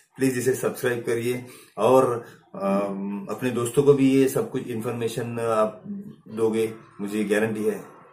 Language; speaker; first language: Hindi; non-native, local second language; Marathi